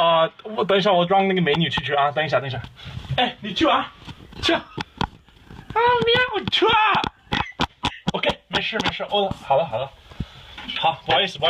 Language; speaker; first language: Chinese; non-native, learner; English